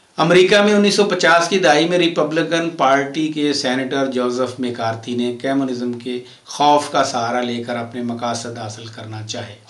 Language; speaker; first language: Urdu; non-native, local second language; Punjabi